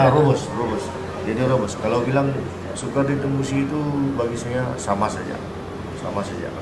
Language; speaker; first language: Malay; native; Malay